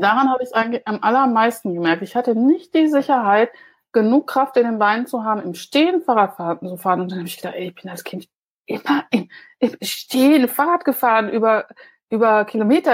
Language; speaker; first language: German; native; German